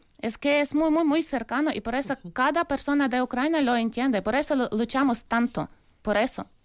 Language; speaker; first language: Spanish; non-native, learner; Ukrainian